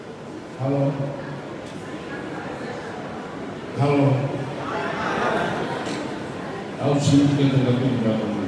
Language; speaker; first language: Indonesian; non-native, fluent; Tetum